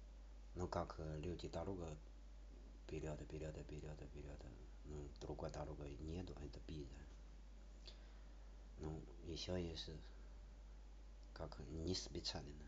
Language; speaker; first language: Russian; non-native, learner; Chinese